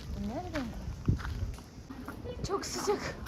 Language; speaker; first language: Turkish; non-native, fluent; Japanese